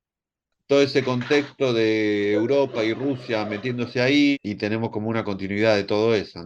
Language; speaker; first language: Spanish; native; Spanish